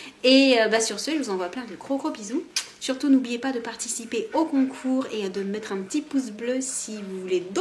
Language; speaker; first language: French; native; French